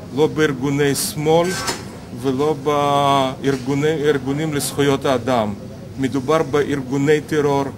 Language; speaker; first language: Hebrew; non-native, fluent; Russian